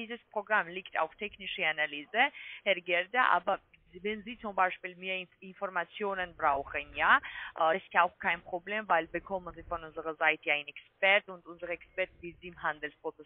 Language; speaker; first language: German; non-native, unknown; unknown